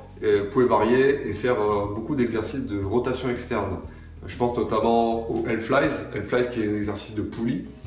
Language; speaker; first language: French; native; French